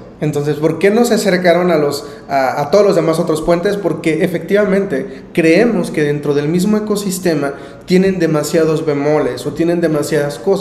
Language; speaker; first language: Spanish; native; Spanish